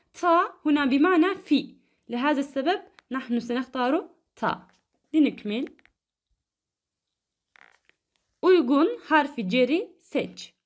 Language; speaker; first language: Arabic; non-native, fluent; Turkish